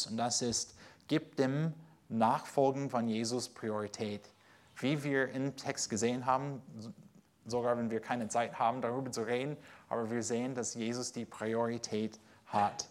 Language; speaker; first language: German; non-native, fluent; English